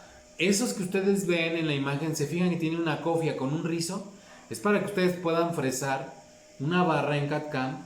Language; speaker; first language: Spanish; native; Spanish